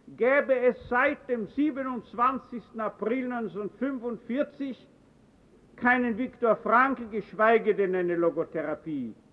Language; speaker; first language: German; native; German